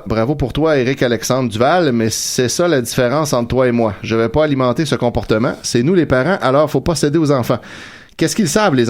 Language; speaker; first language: French; native; French